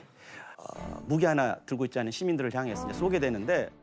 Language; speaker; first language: Korean; native; Korean